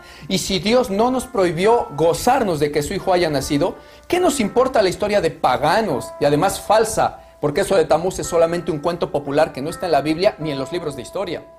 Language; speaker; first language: Spanish; native; Spanish